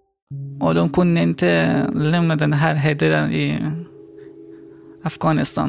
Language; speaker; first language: Swedish; non-native, learner; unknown